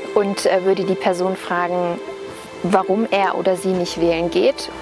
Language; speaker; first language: German; native; German